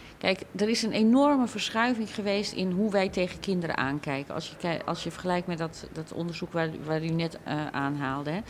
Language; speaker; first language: Dutch; native; Dutch